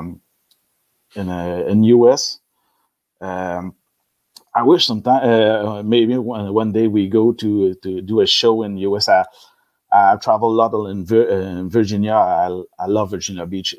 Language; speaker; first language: English; non-native, learner; French